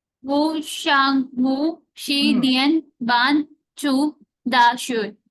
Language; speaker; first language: Chinese; non-native, learner; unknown